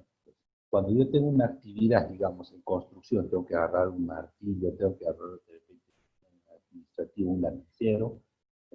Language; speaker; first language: Spanish; native; Spanish